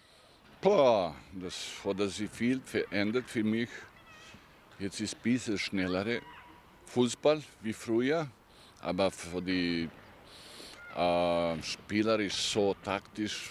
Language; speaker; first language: German; non-native, learner; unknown